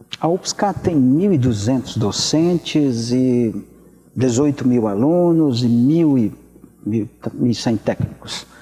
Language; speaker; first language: Portuguese; native; Portuguese